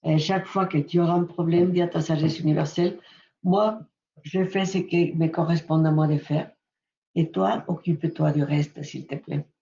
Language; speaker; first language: French; non-native, fluent; Spanish